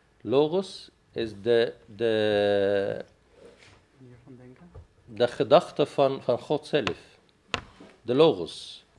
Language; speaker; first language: Dutch; non-native, fluent; Arabic